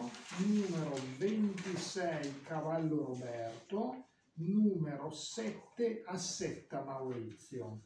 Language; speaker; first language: Italian; native; Italian